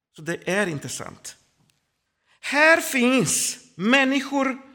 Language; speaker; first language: Swedish; non-native, fluent; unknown